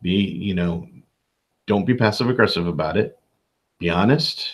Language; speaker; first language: English; native; English